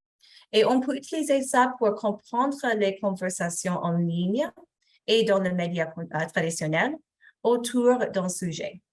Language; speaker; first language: French; non-native, fluent; English